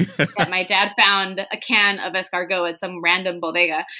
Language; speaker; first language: English; non-native, fluent; Spanish